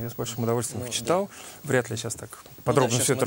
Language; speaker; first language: Russian; native; Russian